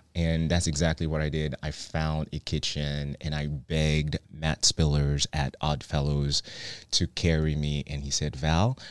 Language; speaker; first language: English; non-native, fluent; Haitian Creole